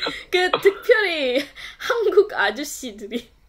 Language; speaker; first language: Korean; non-native, fluent; Indonesian